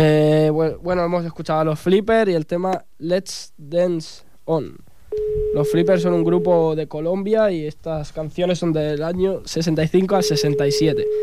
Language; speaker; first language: Spanish; native; Spanish